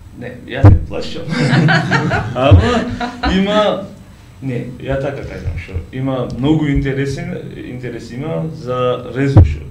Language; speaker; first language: Macedonian; non-native, learner; Georgian